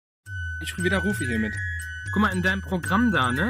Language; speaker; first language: German; native; German